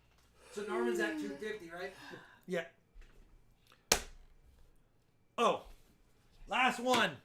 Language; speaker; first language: English; native; English